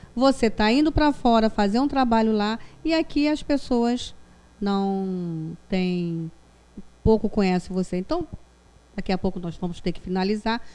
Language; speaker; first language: Portuguese; native; Portuguese